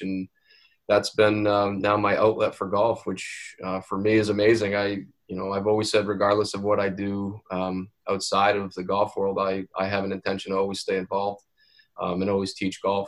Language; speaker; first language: English; native; English